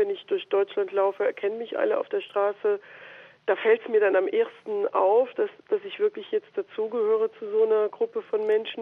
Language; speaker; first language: German; native; German